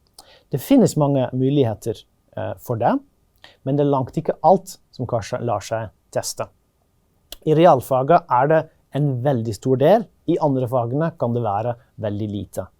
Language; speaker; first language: Norwegian; non-native, fluent; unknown